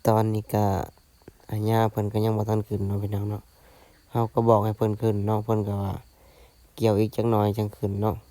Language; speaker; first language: Thai; non-native, local second language; Lao